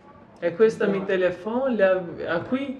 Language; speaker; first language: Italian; non-native, learner; Albanian